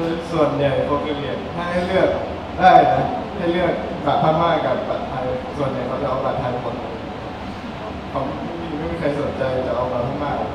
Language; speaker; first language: Thai; non-native, fluent; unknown